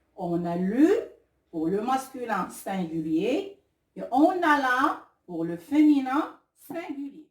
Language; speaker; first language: French; non-native, local second language; Arabic